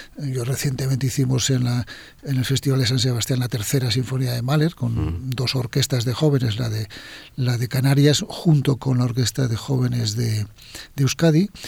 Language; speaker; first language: Spanish; native; Spanish